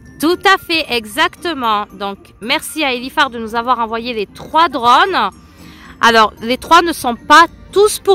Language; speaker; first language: French; native; French